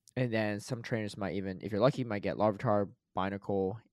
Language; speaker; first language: English; native; English